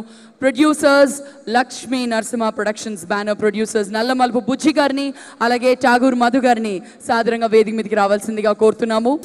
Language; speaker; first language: Telugu; native; Telugu